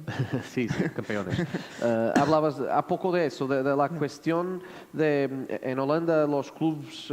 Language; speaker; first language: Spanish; non-native, fluent; Portuguese